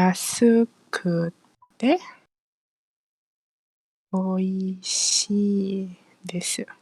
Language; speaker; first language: Japanese; non-native, fluent; Malay